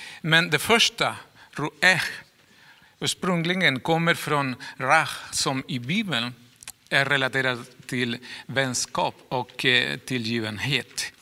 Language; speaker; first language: Swedish; non-native, fluent; Spanish